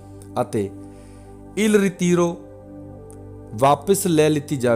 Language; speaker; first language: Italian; non-native, fluent; Punjabi